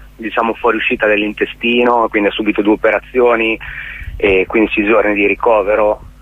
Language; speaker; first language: Italian; native; Italian